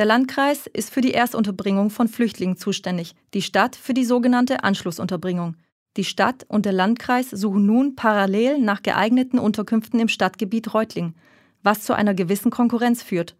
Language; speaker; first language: German; native; German